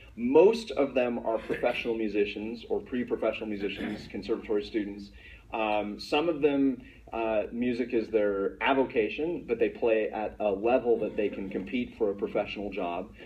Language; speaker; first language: English; native; English